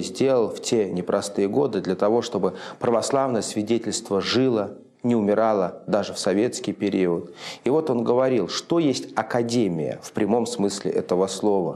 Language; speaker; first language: Russian; native; Russian